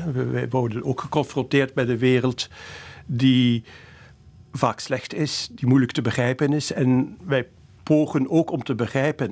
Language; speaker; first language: Dutch; native; Dutch